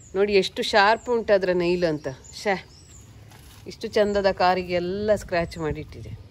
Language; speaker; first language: Kannada; native; Kannada